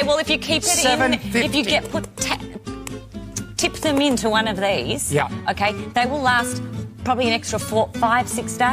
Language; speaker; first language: English; native; English